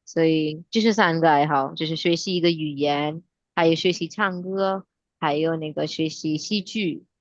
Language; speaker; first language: Chinese; non-native, fluent; Hindi